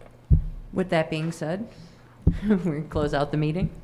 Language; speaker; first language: English; native; English